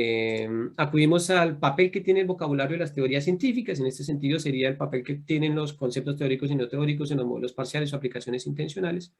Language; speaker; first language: Spanish; native; Spanish